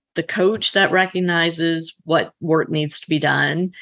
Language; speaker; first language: English; native; English